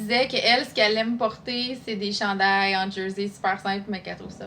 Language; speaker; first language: French; native; French